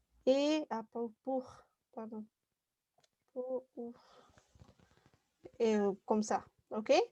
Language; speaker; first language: French; non-native, fluent; Spanish